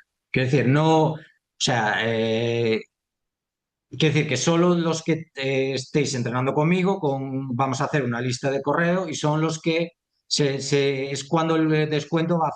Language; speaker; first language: Spanish; native; Spanish